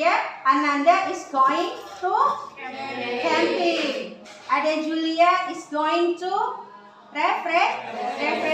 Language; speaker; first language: English; non-native, learner; Indonesian